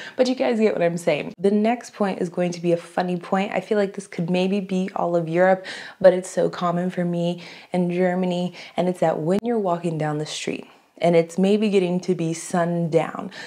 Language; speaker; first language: English; native; English